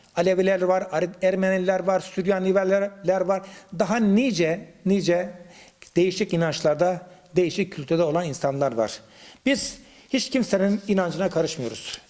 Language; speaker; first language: Turkish; native; Turkish